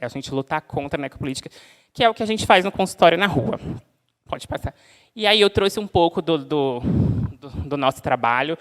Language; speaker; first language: Portuguese; native; Portuguese